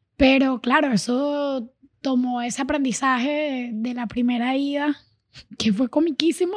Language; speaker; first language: Spanish; native; Spanish